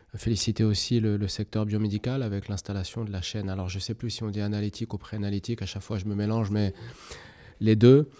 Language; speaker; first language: French; native; French